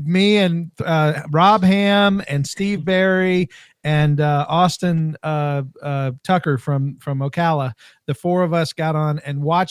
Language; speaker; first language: English; native; English